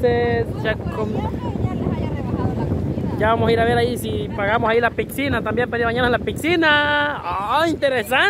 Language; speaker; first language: Spanish; native; Spanish